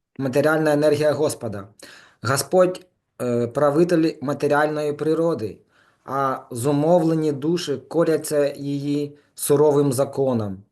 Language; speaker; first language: Ukrainian; non-native, local second language; Russian